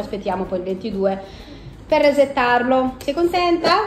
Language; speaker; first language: Italian; native; Italian